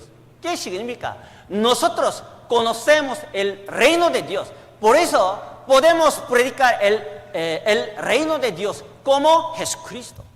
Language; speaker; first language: Spanish; non-native, learner; Korean